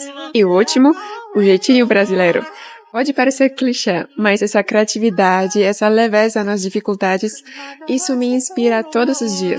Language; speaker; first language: Portuguese; non-native, fluent; Polish